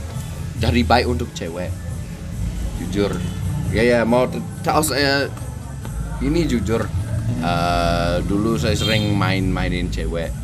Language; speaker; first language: Indonesian; non-native, fluent; English